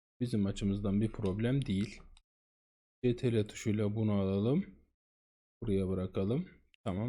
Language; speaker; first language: Turkish; native; Turkish